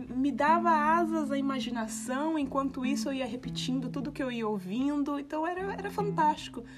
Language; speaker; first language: Portuguese; native; Portuguese